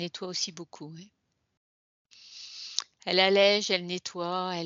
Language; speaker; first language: French; native; French